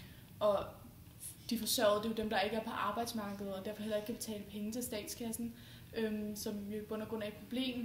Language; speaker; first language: Danish; native; Danish